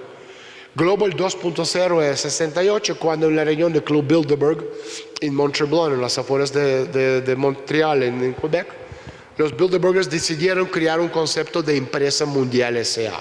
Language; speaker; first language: Spanish; non-native, fluent; Russian